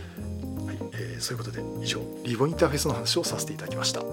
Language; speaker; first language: Japanese; native; Japanese